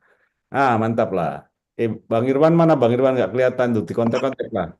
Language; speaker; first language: Indonesian; native; Indonesian